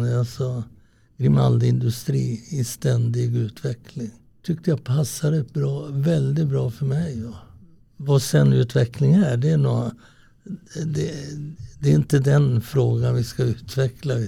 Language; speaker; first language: Swedish; early bilingual, other home language; Italian